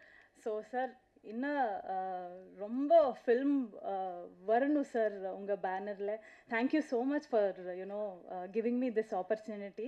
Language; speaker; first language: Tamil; non-native, learner; Kannada